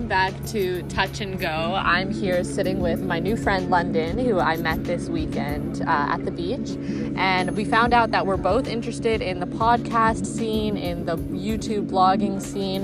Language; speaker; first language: English; native; English